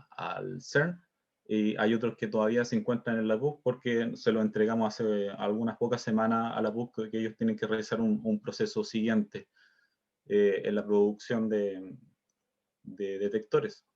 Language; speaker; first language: Spanish; native; Spanish